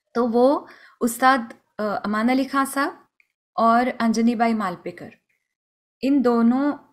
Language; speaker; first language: Hindi; non-native, local second language; Marathi